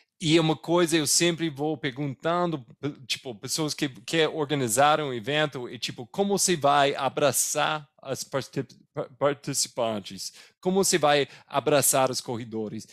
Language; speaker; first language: Portuguese; non-native, fluent; English